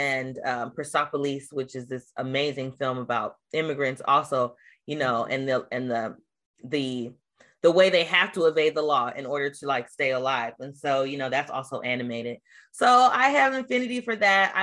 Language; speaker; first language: English; native; English